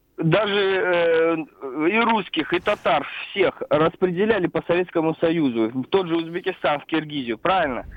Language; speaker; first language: Russian; native; Russian